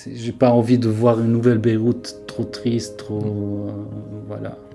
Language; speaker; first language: French; non-native, local second language; Arabic